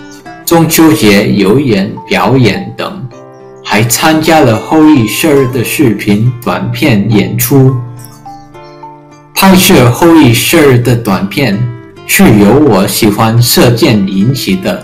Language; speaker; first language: Chinese; early bilingual, heritage; English